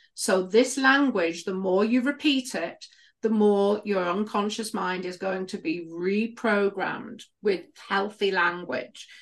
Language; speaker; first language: English; native; English